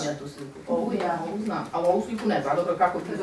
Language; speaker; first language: Croatian; native; Croatian